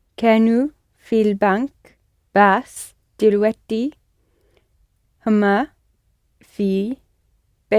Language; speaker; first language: Arabic; non-native, learner; English